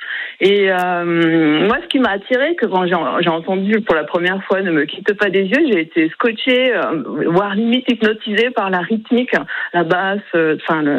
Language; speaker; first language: French; native; French